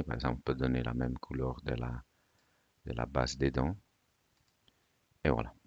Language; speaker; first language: French; non-native, fluent; Italian